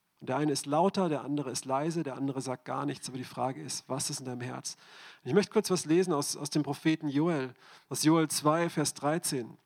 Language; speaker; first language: German; native; German